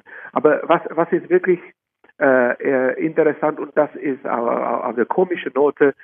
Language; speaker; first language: German; non-native, fluent; Czech